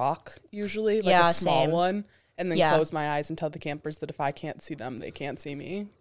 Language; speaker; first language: English; native; English